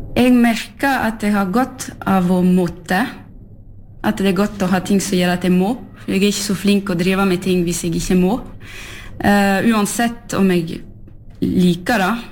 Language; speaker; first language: Norwegian; non-native, fluent; French